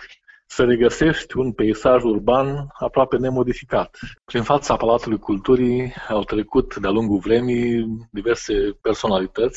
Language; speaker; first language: Romanian; native; Romanian